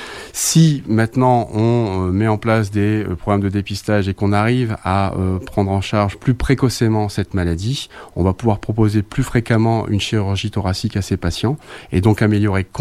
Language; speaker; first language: French; native; French